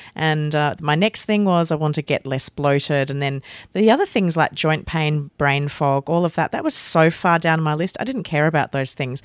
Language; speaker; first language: English; native; English